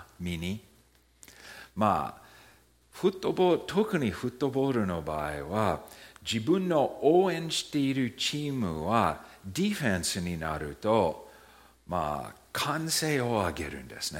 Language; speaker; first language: Japanese; early bilingual, heritage; Japanese